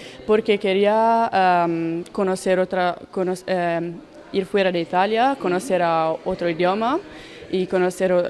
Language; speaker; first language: Spanish; non-native, learner; Italian